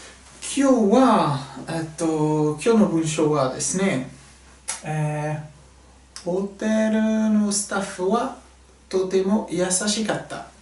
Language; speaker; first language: Japanese; non-native, fluent; French